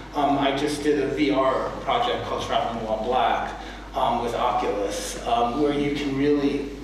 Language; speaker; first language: English; native; English